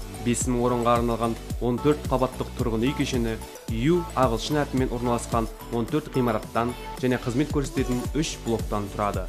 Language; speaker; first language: Kazakh; native; Kazakh